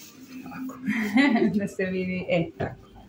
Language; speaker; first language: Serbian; non-native, learner; Spanish